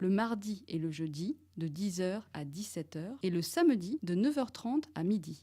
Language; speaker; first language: French; non-native, learner; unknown